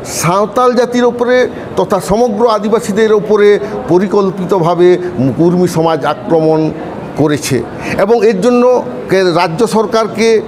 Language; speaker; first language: Bangla; non-native, local second language; Santali